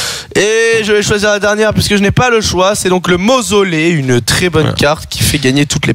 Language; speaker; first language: French; native; French